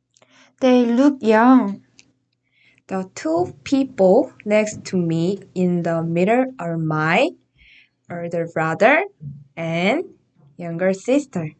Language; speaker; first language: English; non-native, fluent; Korean